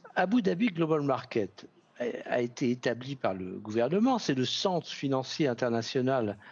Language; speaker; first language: French; native; French